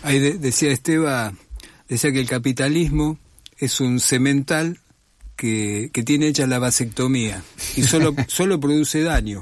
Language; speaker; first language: Spanish; native; Spanish